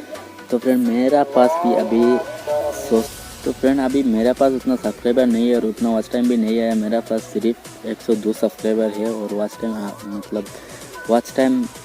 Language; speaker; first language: Hindi; non-native, local second language; Bangla